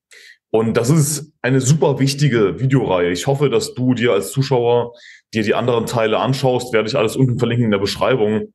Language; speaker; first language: German; native; German